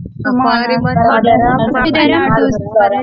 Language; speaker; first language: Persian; non-native, learner; Urdu